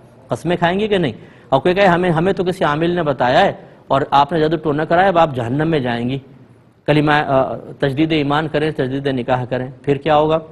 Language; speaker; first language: Urdu; native; Urdu